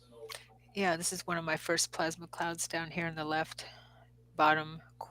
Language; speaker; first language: English; native; English